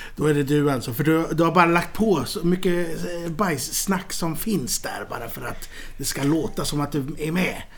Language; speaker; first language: Swedish; native; Swedish